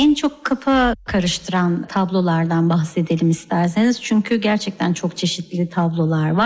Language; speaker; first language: Turkish; native; Turkish